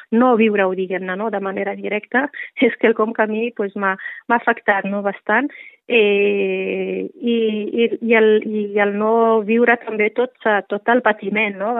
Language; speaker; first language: Catalan; non-native, fluent; Riffian